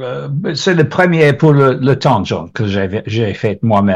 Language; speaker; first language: French; non-native, learner; English